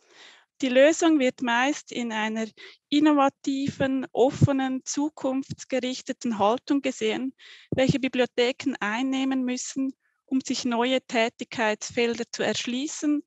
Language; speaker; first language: German; native; German